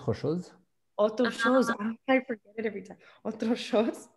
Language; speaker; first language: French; non-native, learner; English